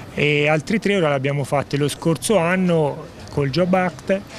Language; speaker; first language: Italian; native; Italian